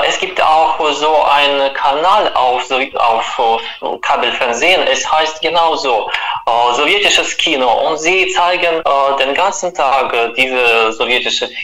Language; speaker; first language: German; non-native, fluent; Russian